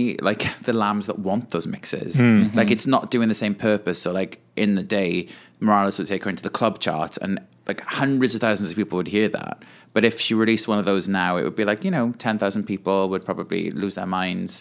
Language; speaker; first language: English; native; English